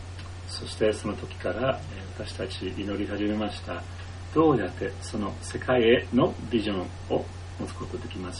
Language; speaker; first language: Japanese; non-native, fluent; English